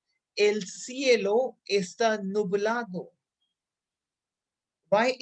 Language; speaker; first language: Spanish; non-native, fluent; Hindi